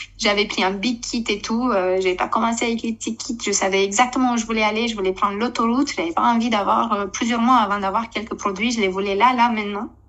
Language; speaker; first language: French; non-native, fluent; Romanian